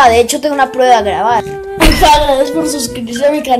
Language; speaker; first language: Spanish; native; Spanish